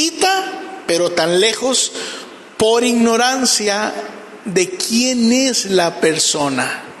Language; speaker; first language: Spanish; native; Spanish